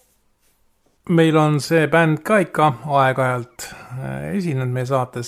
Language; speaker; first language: Estonian; native; Estonian